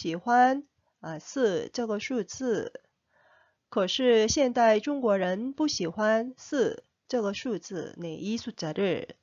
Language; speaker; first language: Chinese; non-native, fluent; Korean